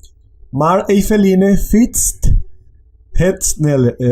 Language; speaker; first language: Dutch; non-native, learner; Spanish